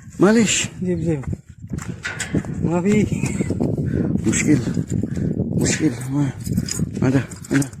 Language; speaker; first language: Arabic; non-native, learner; Filipino